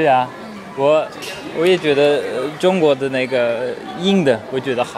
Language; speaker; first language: Chinese; non-native, fluent; Dutch